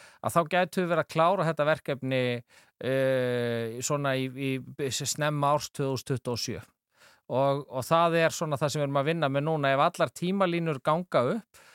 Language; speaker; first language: Icelandic; native; Icelandic